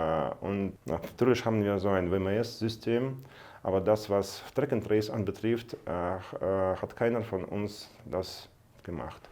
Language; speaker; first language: German; non-native, fluent; Russian